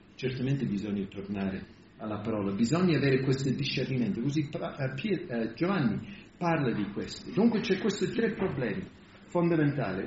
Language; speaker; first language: Italian; non-native, fluent; English